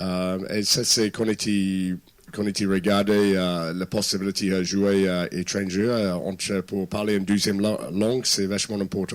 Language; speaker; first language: French; non-native, fluent; English